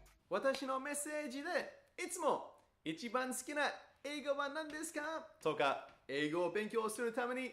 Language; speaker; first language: Japanese; non-native, fluent; English